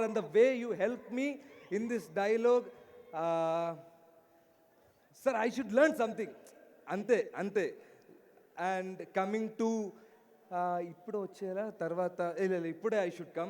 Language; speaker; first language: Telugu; non-native, learner; Malayalam